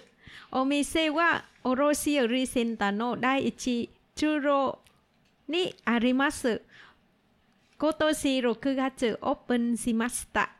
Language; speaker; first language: Japanese; non-native, learner; Vietnamese